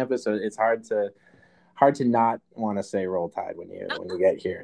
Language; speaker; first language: English; native; English